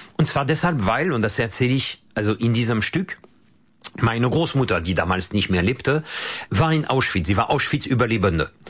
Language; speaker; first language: German; non-native, fluent; French